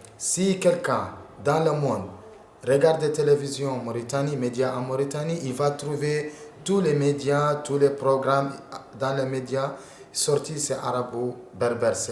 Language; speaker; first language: French; non-native, learner; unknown